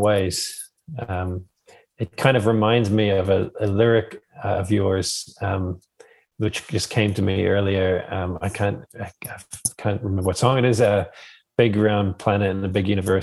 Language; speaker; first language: English; native; English